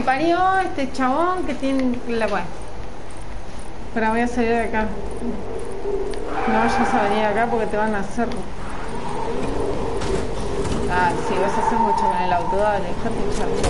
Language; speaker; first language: Spanish; native; Spanish